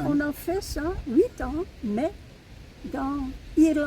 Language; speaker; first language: French; non-native, local second language; Dutch